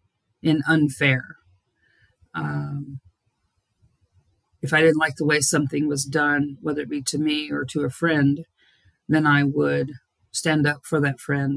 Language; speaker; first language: English; native; English